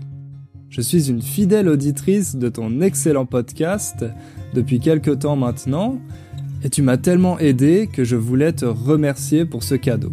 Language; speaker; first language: French; native; French